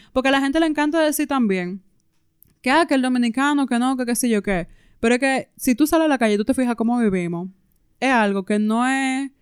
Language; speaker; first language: Spanish; native; Spanish